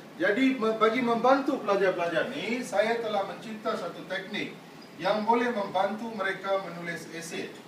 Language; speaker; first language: Malay; non-native, local second language; Tamil